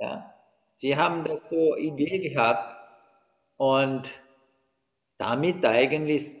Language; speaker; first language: German; non-native, fluent; Sinhala